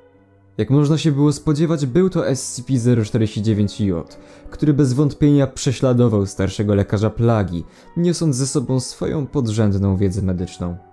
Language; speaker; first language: Polish; native; Polish